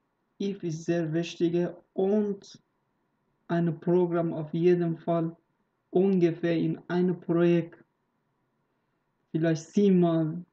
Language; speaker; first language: German; non-native, learner; Persian